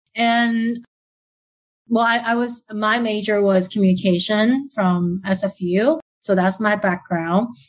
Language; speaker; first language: English; early bilingual, other home language; Chinese